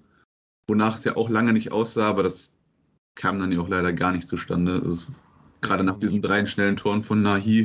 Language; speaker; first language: German; native; German